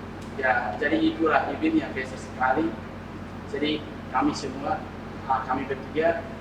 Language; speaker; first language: Indonesian; non-native, fluent; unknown